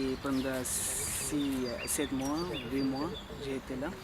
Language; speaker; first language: French; non-native, learner; Arabic